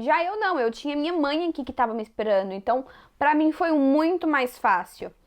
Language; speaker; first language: Portuguese; native; Portuguese